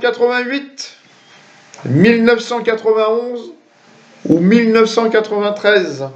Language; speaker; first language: French; native; French